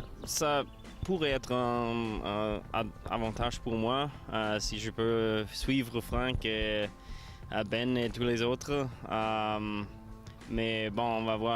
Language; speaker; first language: French; non-native, local second language; Luxembourgish